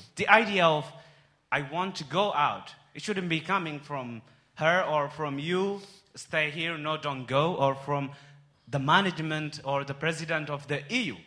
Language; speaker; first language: English; non-native, fluent; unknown